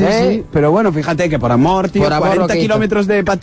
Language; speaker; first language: Spanish; native; Spanish